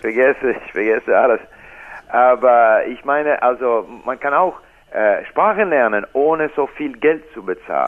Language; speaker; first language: German; non-native, learner; English